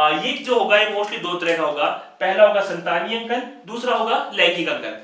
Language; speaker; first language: Hindi; native; Hindi